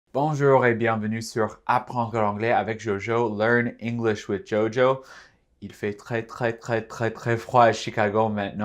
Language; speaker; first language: French; non-native, fluent; English